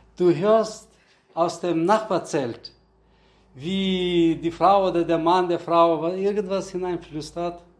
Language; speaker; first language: German; early bilingual, heritage; German